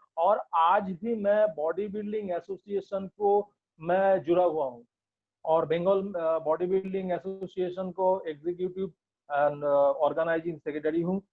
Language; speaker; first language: Hindi; non-native, local second language; Bangla